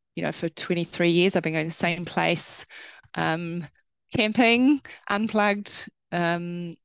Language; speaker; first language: English; native; English